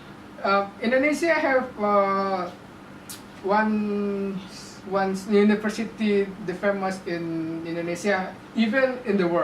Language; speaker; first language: English; non-native, learner; Indonesian